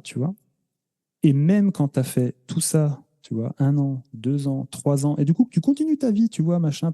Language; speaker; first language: French; native; French